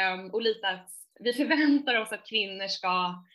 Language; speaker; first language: Swedish; native; Swedish